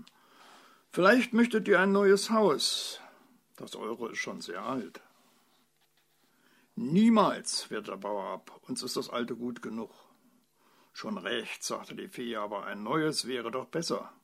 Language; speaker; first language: German; native; German